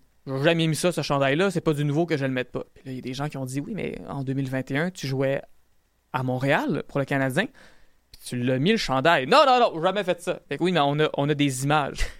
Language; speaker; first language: French; native; French